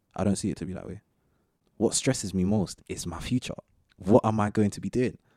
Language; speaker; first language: English; native; English